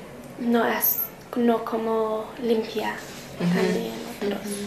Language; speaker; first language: Spanish; non-native, learner; English